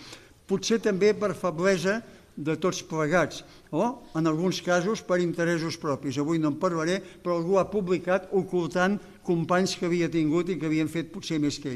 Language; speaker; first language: Catalan; native; Catalan